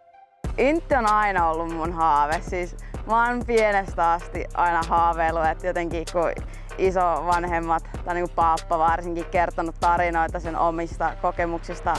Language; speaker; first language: Finnish; native; Finnish